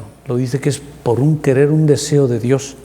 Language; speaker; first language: Spanish; native; Spanish